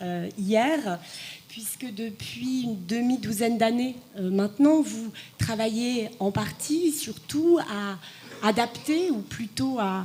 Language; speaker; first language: French; native; French